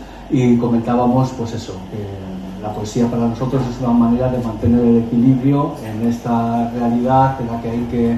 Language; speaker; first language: Spanish; native; Spanish